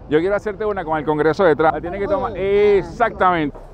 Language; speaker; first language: Spanish; native; Spanish